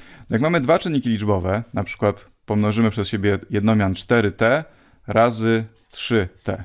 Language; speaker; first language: Polish; native; Polish